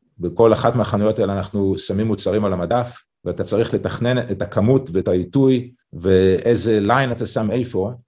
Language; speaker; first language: Hebrew; native; Hebrew